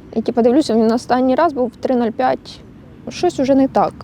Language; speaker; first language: Ukrainian; native; Ukrainian